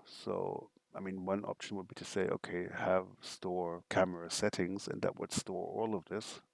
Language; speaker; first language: English; non-native, fluent; German